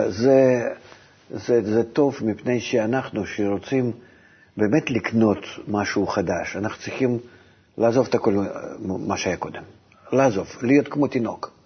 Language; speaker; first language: Hebrew; non-native, fluent; Russian